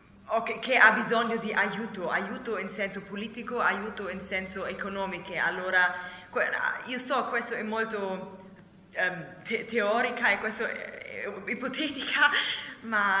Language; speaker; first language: Italian; non-native, learner; German